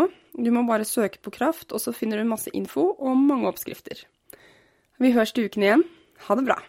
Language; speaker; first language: Norwegian; native; Norwegian